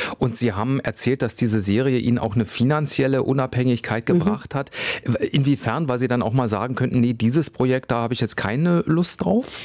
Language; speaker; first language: German; native; German